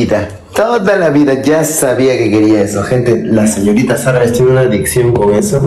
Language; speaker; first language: Spanish; native; Spanish